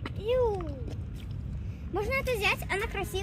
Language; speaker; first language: Russian; early bilingual, heritage; Russian